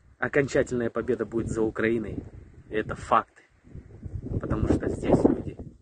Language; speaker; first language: Russian; native; Russian